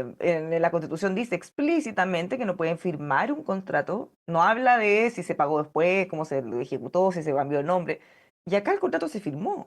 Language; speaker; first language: Spanish; native; Spanish